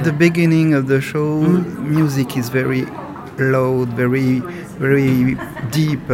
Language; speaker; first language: English; non-native, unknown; French